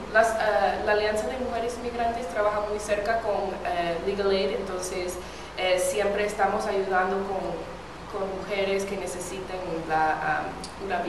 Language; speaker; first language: Spanish; non-native, fluent; English